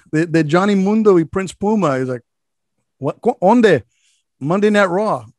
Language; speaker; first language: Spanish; non-native, learner; English